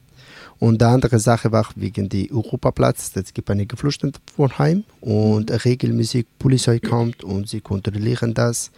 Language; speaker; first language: German; non-native, learner; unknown